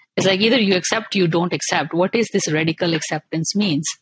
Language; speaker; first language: English; non-native, local second language; Punjabi